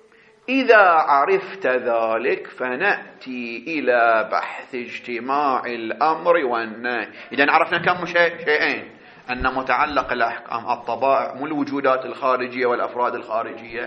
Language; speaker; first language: Arabic; native; Arabic